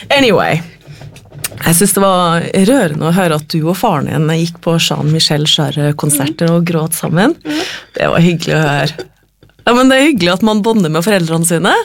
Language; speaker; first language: Norwegian; native; Norwegian